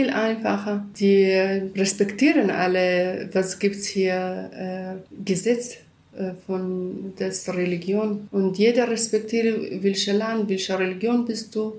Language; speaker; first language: German; non-native, learner; Central Kurdish